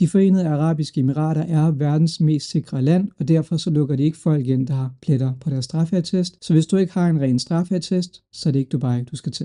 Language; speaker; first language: Danish; early bilingual, other home language; Urdu